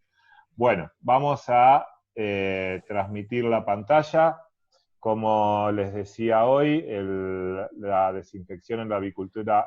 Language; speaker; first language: Spanish; native; Spanish